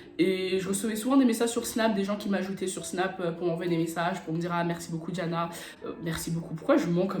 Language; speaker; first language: French; native; French